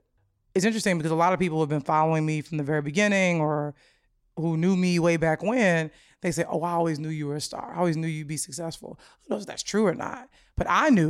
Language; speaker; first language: English; native; English